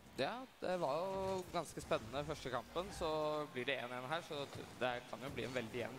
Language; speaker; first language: Norwegian; native; Norwegian